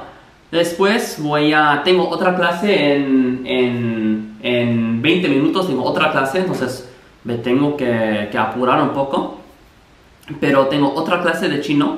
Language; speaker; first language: Spanish; non-native, fluent; English